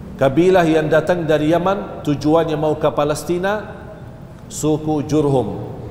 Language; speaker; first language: Malay; non-native, fluent; Arabic